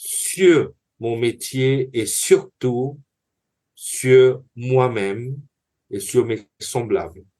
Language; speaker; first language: French; non-native, fluent; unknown